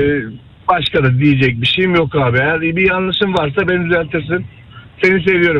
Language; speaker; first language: Turkish; native; Turkish